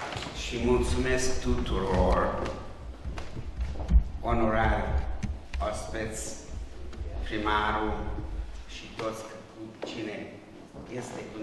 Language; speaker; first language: Romanian; non-native, local second language; Hungarian